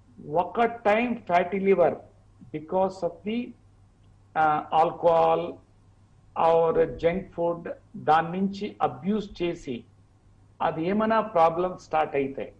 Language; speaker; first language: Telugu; non-native, learner; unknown